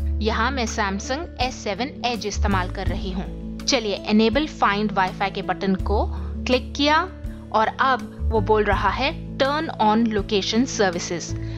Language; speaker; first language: Hindi; native; Hindi